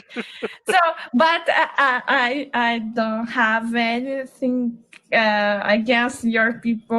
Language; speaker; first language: English; non-native, learner; Portuguese